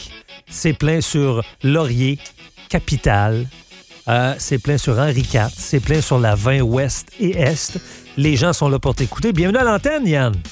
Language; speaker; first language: French; native; French